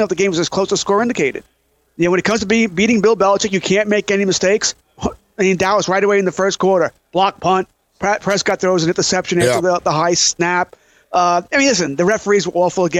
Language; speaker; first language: English; native; English